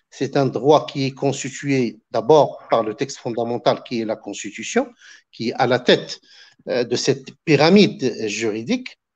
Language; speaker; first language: French; non-native, local second language; Arabic